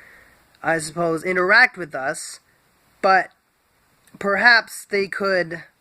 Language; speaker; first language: English; native; English